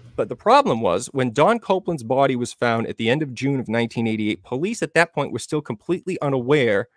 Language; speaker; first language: English; native; English